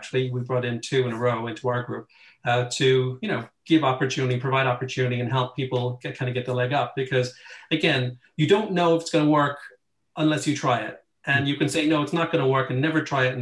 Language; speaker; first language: English; native; English